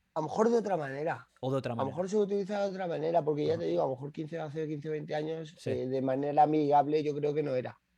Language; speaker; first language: Spanish; native; Spanish